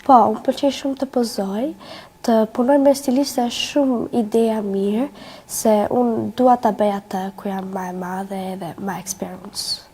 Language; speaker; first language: Albanian; early bilingual, heritage; Albanian